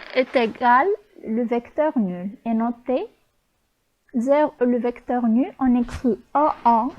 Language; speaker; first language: French; non-native, local second language; Arabic